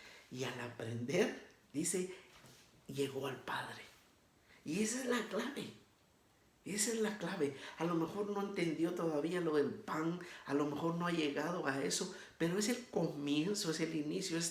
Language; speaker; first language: Spanish; native; Spanish